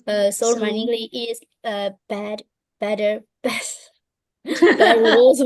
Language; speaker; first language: English; non-native, learner; Burmese